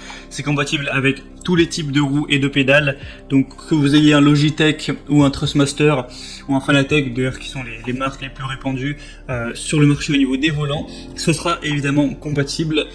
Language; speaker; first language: French; native; French